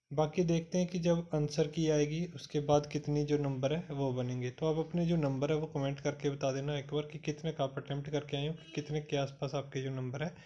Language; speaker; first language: Hindi; non-native, local second language; Punjabi